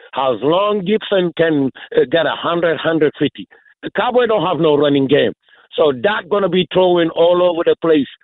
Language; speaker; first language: English; non-native, fluent; Wolof